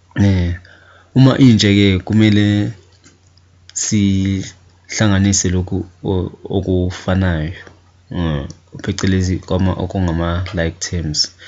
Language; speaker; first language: Zulu; native; Zulu